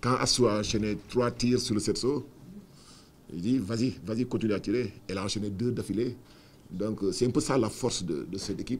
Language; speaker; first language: French; non-native, local second language; Wolof